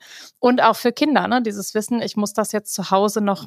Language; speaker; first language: German; native; German